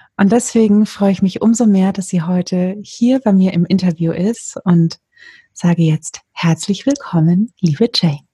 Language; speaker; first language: German; native; German